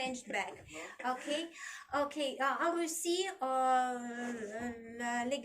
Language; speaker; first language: French; non-native, learner; Russian